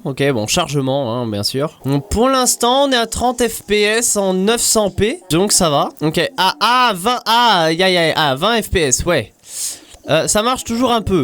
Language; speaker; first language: French; native; French